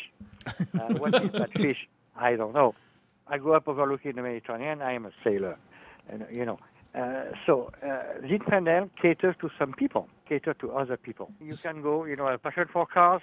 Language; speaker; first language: English; non-native, fluent; French